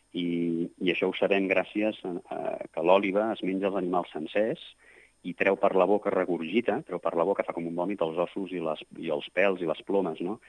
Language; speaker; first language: Catalan; native; Catalan